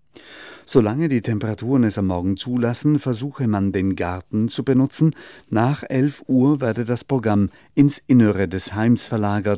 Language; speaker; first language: German; native; German